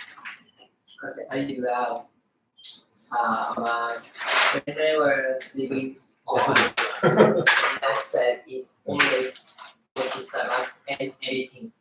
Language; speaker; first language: English; non-native, learner; Filipino